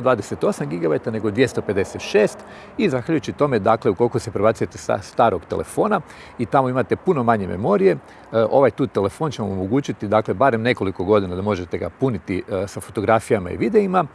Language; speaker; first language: Croatian; native; Croatian